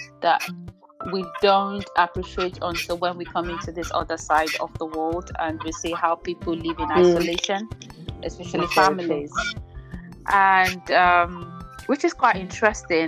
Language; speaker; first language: English; non-native, local second language; Yoruba